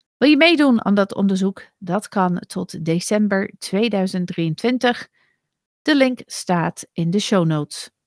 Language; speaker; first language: Dutch; non-native, fluent; English